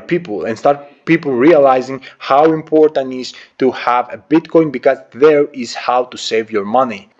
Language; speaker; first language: English; non-native, fluent; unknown